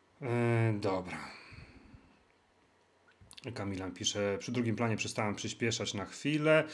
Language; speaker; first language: Polish; native; Polish